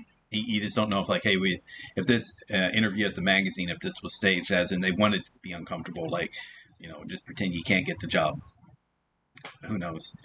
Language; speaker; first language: English; native; English